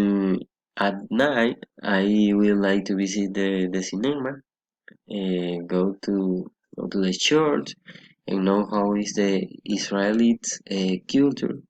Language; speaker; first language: English; non-native, learner; Spanish